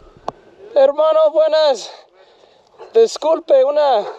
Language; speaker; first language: Spanish; non-native, fluent; English